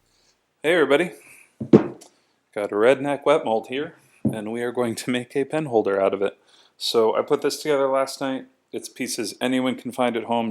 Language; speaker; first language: English; native; English